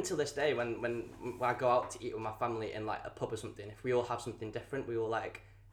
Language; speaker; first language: English; non-native, local second language; Cantonese